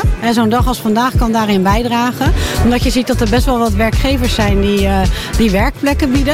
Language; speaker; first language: Dutch; native; Dutch